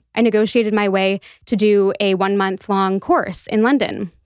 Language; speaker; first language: English; native; English